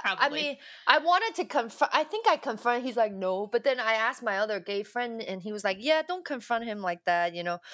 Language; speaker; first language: English; non-native, local second language; Cantonese